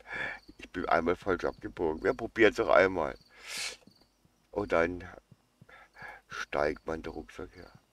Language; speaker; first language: German; native; German